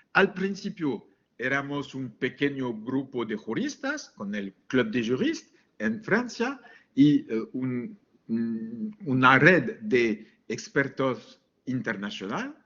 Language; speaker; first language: Spanish; non-native, fluent; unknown